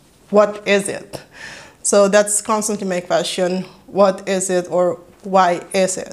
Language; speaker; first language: English; non-native, fluent; Papiamento